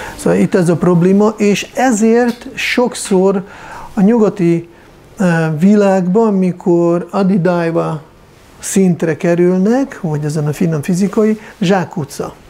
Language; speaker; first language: Hungarian; non-native, fluent; Russian